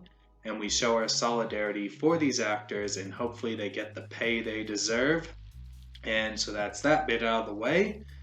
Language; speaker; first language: English; native; English